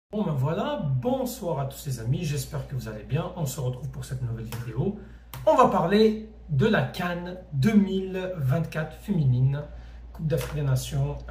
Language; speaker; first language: French; native; French